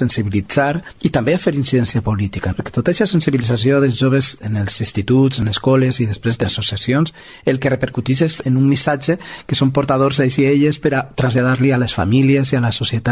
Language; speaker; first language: Spanish; non-native, learner; Russian